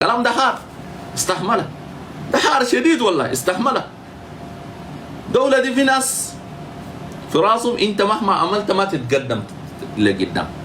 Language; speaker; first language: Arabic; native; Arabic